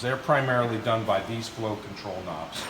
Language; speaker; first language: English; native; English